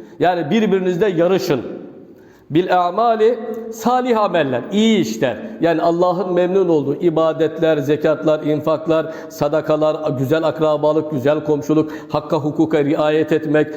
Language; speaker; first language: Turkish; native; Turkish